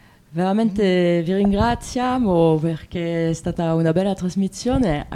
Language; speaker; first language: Italian; native; Italian